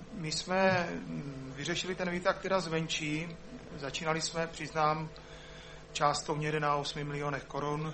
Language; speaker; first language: Czech; native; Czech